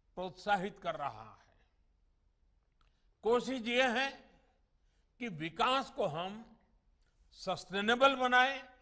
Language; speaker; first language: Hindi; non-native, local second language; Gujarati